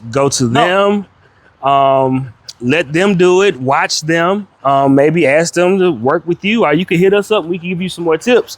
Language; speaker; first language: English; native; English